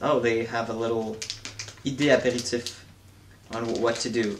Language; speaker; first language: English; native; English